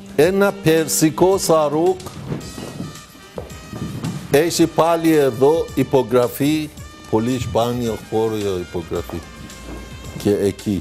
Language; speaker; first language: Greek; non-native, learner; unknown